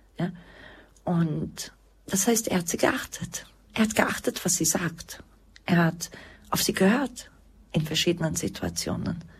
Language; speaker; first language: German; early bilingual, other home language; Croatian